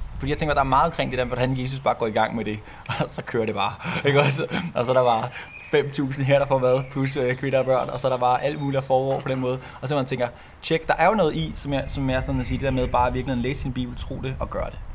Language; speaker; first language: Danish; native; Danish